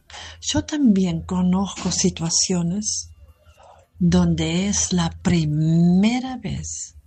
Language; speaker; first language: Spanish; non-native, fluent; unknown